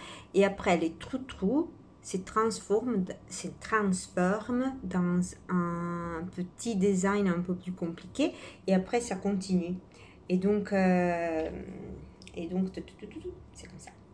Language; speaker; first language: French; non-native, fluent; Italian